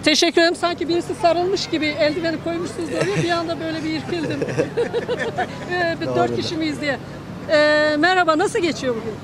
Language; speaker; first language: Turkish; native; Turkish